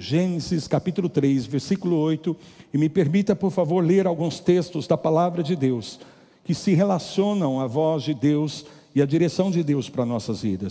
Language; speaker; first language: Portuguese; native; Portuguese